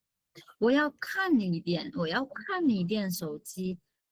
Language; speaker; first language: Chinese; non-native, fluent; Sinhala